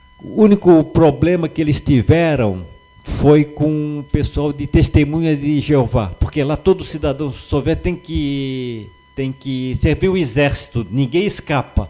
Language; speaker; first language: Portuguese; native; Portuguese